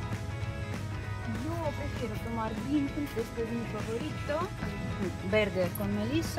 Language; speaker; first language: Spanish; non-native, fluent; Russian